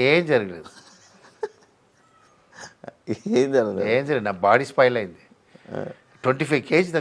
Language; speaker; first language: Telugu; non-native, learner; Tamil